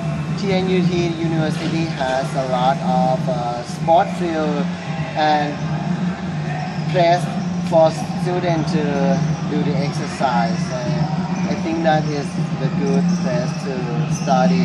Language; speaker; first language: English; non-native, learner; Thai